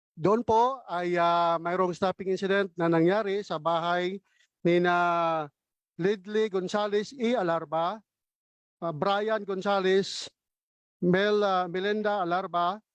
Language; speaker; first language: Filipino; non-native, local second language; Hiligaynon